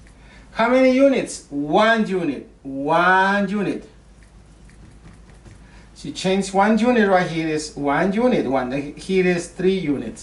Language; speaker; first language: English; non-native, learner; Spanish